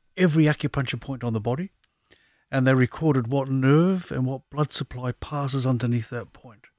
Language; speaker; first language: English; native; English